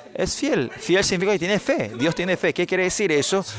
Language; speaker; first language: Spanish; non-native, fluent; Korean